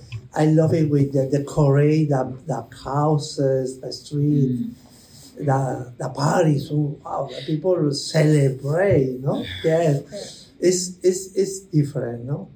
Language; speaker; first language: English; non-native, learner; Spanish